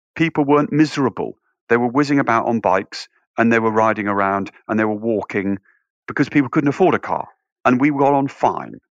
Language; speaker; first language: English; native; English